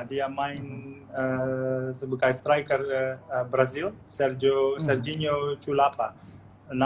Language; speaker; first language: Indonesian; non-native, fluent; Dutch